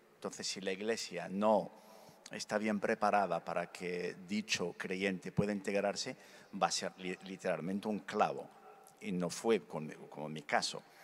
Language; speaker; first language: Spanish; early bilingual, other home language; Berber languages